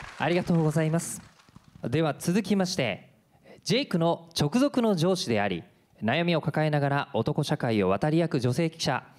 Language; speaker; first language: Japanese; native; Japanese